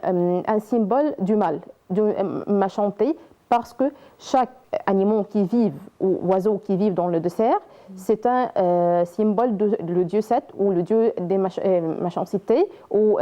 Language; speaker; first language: French; non-native, learner; Arabic